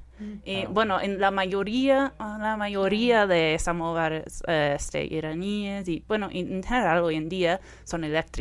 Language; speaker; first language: Spanish; non-native, fluent; English